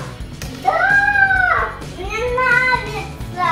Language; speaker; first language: Russian; early bilingual, heritage; Russian